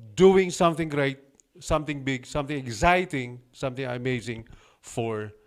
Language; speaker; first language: English; non-native, local second language; Filipino